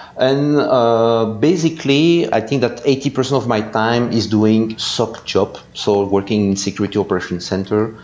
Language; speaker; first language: English; non-native, fluent; French